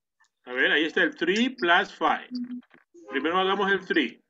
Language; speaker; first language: Spanish; native; Spanish